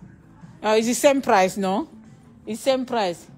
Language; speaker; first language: English; non-native, learner; French